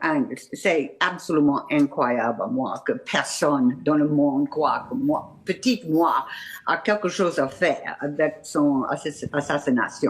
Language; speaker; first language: French; non-native, fluent; English